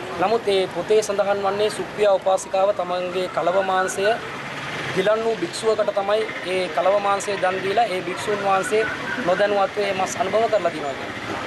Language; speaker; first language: Sinhala; non-native, local second language; Tamil